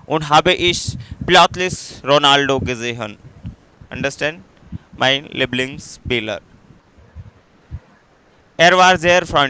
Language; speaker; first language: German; non-native, fluent; Hindi